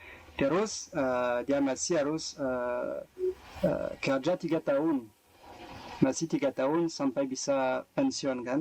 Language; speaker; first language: Indonesian; non-native, fluent; French